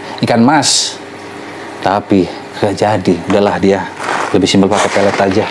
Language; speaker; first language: Indonesian; native; Indonesian